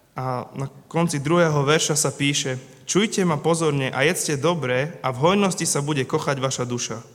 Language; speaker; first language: Slovak; native; Slovak